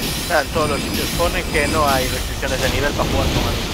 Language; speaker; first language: Spanish; native; Spanish